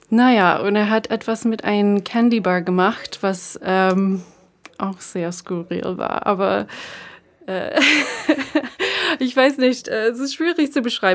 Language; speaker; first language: German; non-native, fluent; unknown